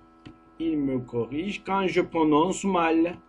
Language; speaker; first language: French; non-native, fluent; Turkish